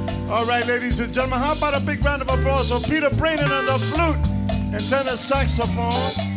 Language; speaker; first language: English; native; English